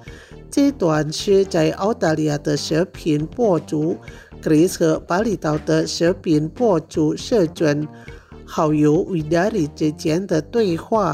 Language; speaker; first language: Chinese; non-native, fluent; Indonesian